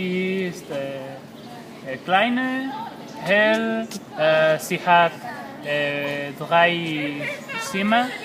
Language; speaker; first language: German; non-native, learner; Spanish